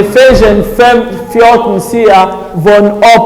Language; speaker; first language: Swedish; non-native, learner; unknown